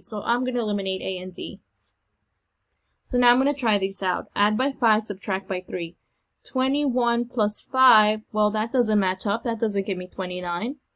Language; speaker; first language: English; native; English